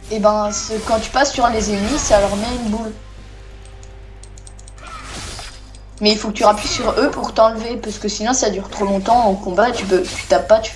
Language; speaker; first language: French; native; French